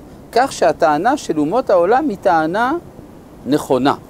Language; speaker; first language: Hebrew; non-native, fluent; French